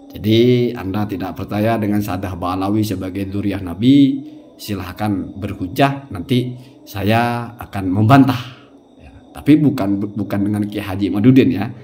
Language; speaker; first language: Indonesian; non-native, local second language; Madurese